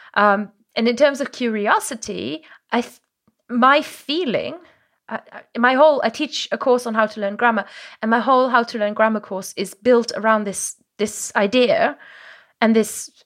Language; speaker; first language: English; non-native, fluent; German